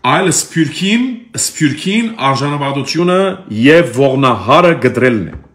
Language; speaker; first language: Armenian; early bilingual, heritage; Armenian